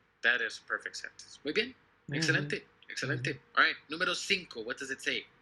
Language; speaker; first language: Spanish; non-native, fluent; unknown